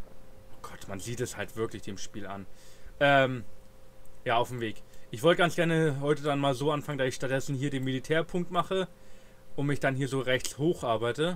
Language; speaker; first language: German; native; German